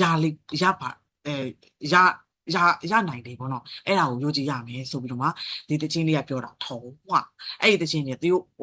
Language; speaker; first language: Burmese; native; Burmese